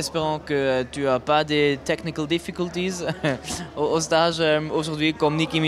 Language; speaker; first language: French; non-native, learner; German